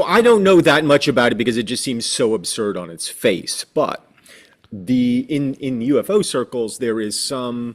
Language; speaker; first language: English; native; English